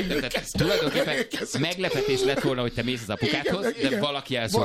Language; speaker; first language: Hungarian; native; Hungarian